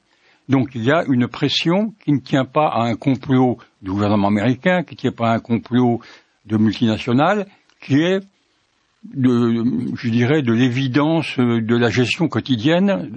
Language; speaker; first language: French; native; French